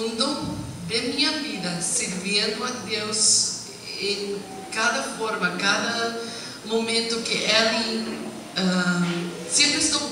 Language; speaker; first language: Portuguese; non-native, learner; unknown